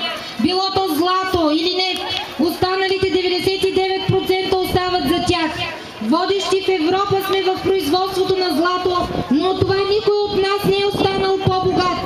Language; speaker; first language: Bulgarian; native; Bulgarian